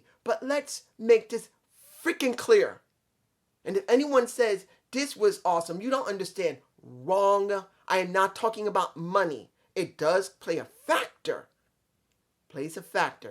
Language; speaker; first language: English; native; English